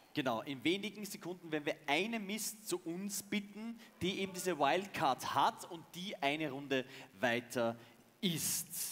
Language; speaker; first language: German; native; German